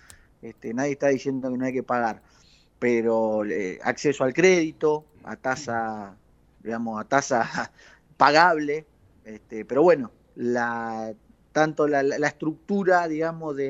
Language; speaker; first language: Spanish; native; Spanish